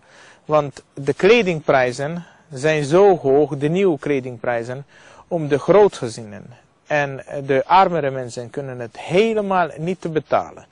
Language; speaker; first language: Dutch; non-native, fluent; Hungarian